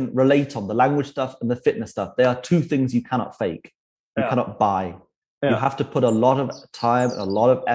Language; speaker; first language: English; native; English